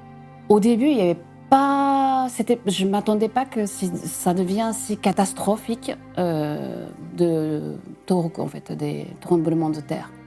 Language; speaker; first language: French; non-native, fluent; Japanese